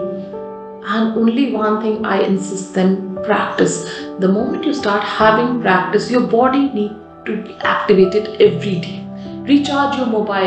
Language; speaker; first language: English; non-native, local second language; Hindi